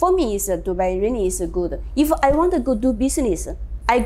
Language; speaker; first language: English; non-native, learner; Chinese